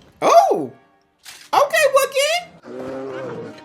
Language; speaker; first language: English; native; English